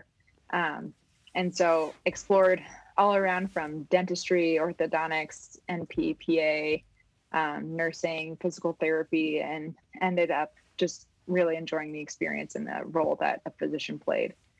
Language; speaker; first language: English; native; English